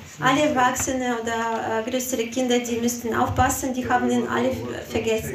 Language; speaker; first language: German; non-native, fluent; Russian